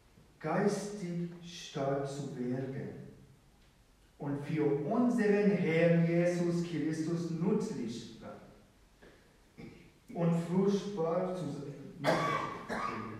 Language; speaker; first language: German; non-native, fluent; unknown